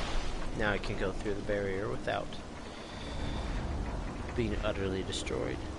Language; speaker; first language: English; native; English